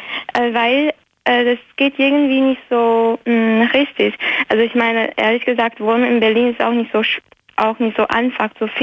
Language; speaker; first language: German; non-native, fluent; Chinese